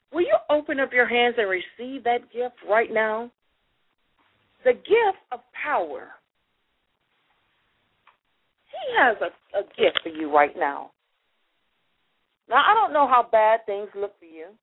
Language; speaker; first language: English; native; English